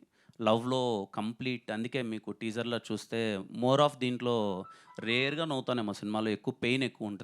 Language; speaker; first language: Telugu; native; Telugu